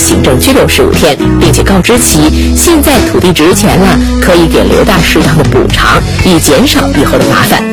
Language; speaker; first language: Chinese; native; Chinese